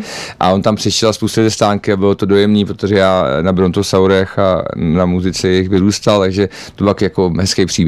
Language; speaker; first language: Czech; native; Czech